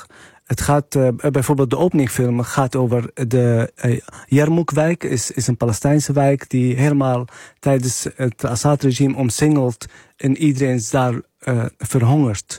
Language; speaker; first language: Dutch; non-native, fluent; Arabic